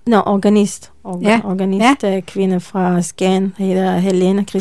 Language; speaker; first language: Danish; non-native, learner; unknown